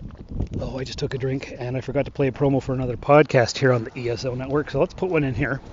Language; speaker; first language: English; native; English